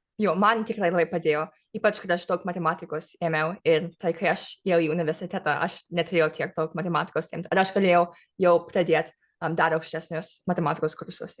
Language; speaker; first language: Lithuanian; early bilingual, heritage; English